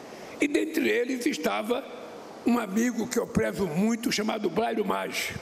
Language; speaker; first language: Portuguese; native; Portuguese